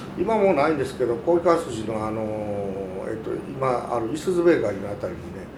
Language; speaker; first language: Japanese; native; Japanese